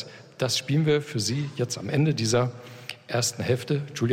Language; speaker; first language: German; native; German